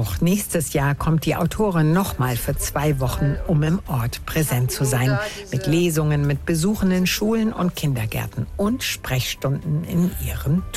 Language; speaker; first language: German; native; German